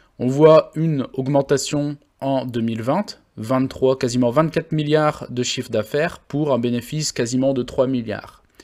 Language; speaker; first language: French; native; French